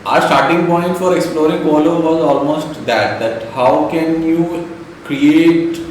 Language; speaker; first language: English; non-native, local second language; Malayalam